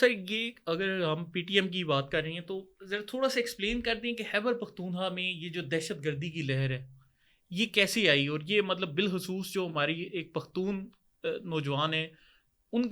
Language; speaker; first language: Urdu; native; Urdu